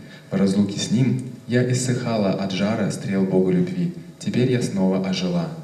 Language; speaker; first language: Russian; native; Russian